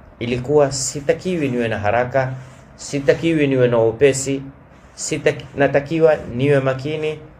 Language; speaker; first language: Swahili; native; Swahili